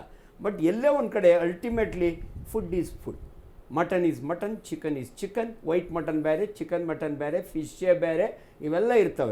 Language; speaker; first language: Kannada; native; Kannada